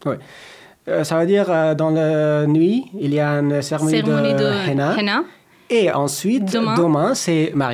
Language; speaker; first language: French; non-native, learner; Persian